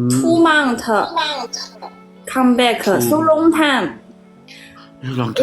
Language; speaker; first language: English; non-native, learner; Thai